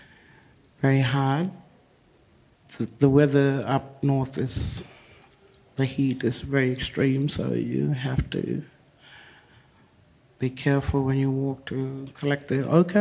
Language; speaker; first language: English; native; English